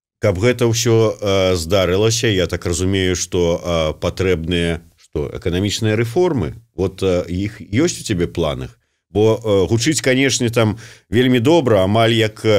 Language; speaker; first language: Belarusian; non-native, local second language; Russian